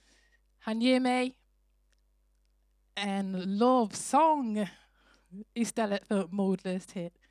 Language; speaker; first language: Swedish; non-native, fluent; English